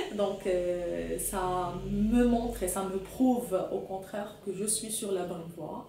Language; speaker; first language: French; non-native, local second language; Arabic